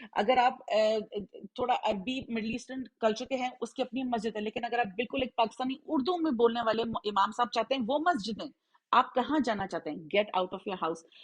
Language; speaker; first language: Urdu; native; Urdu